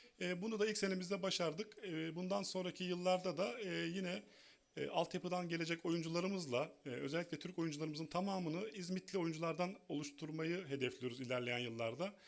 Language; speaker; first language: Turkish; native; Turkish